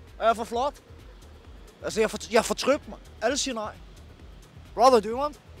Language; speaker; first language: Danish; native; Danish